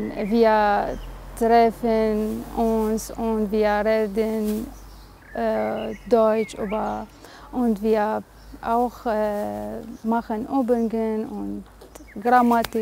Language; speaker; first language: German; non-native, learner; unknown